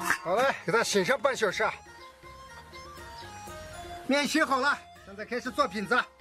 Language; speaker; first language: Chinese; native; Chinese